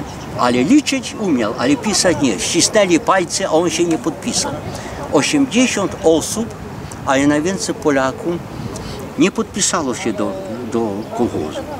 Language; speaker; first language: Polish; early bilingual, heritage; Polish